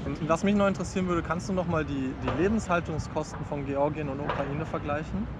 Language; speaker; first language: German; native; German